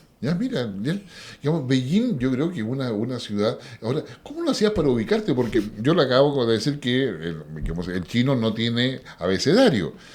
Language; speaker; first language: Spanish; native; Spanish